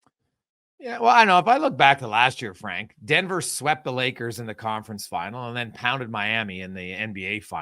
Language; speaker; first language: English; native; English